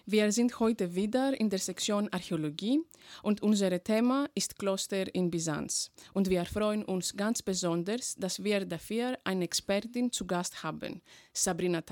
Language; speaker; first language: German; non-native, fluent; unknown